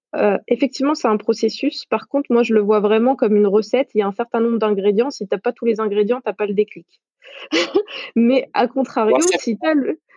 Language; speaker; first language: French; non-native, local second language; Arabic